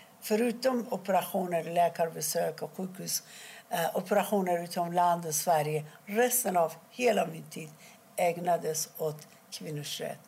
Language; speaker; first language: Swedish; non-native, fluent; Persian